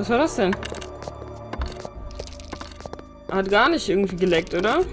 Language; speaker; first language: German; native; German